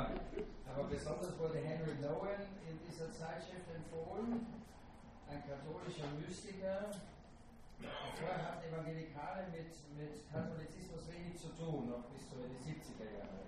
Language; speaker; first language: German; native; German